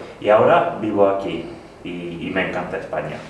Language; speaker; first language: Spanish; non-native, fluent; English